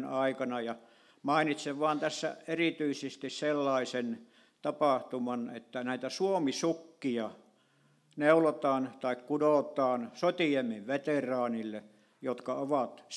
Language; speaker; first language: Finnish; native; Finnish